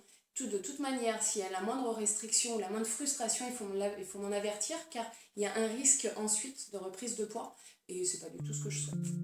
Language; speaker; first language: French; native; French